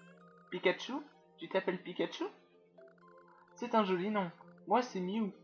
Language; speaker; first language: French; native; French